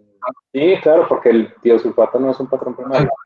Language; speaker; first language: Spanish; native; Spanish